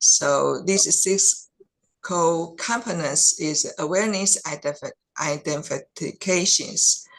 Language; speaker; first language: English; non-native, fluent; Chinese